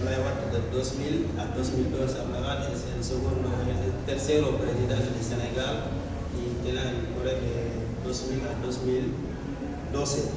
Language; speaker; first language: Spanish; non-native, learner; Wolof